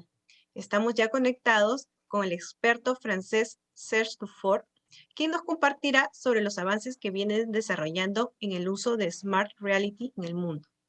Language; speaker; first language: Spanish; native; Spanish